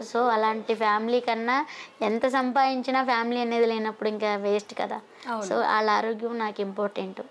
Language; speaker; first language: Telugu; native; Telugu